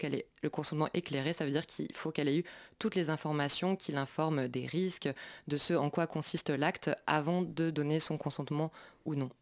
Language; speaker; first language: French; native; French